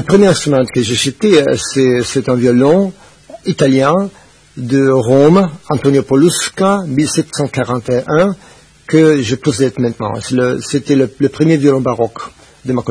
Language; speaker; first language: French; non-native, fluent; Spanish